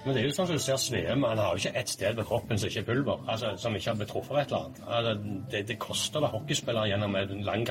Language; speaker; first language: Norwegian; native; Norwegian